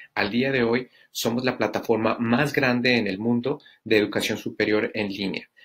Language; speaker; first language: Spanish; native; Spanish